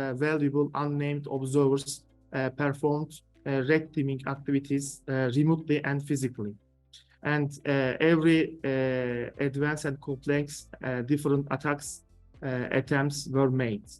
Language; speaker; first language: English; non-native, fluent; Turkish